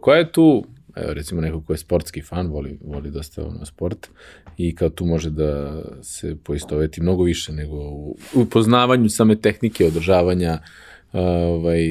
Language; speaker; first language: Serbian; native; Serbian